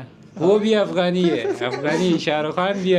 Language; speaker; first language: Hindi; non-native, learner; Persian